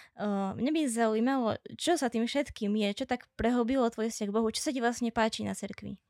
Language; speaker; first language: Slovak; native; Slovak